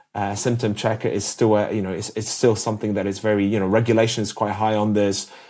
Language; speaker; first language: English; early bilingual, other home language; Polish